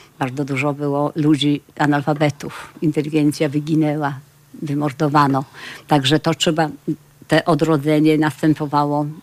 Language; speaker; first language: Polish; native; Polish